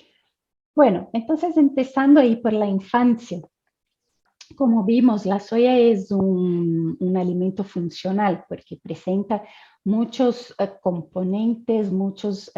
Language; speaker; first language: Spanish; non-native, fluent; Portuguese